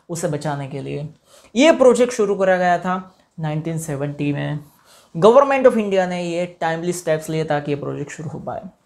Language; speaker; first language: Hindi; non-native, local second language; Gujarati